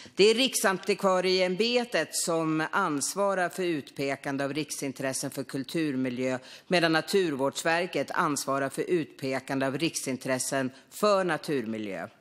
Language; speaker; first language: Swedish; native; Swedish